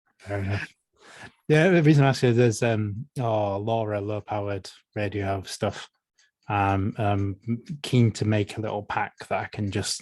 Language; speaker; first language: English; native; English